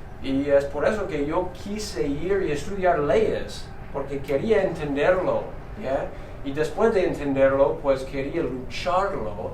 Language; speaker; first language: Spanish; non-native, fluent; English